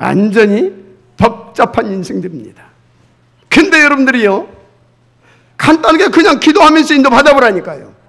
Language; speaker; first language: Korean; native; Korean